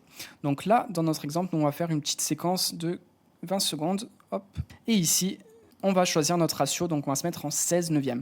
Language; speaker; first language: French; native; French